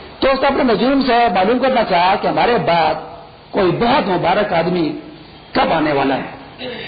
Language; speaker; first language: Urdu; non-native, local second language; Pashto